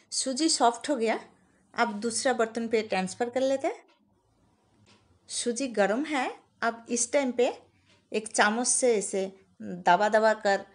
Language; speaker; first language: Hindi; non-native, local second language; Bangla